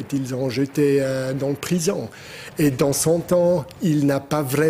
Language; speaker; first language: French; non-native, fluent; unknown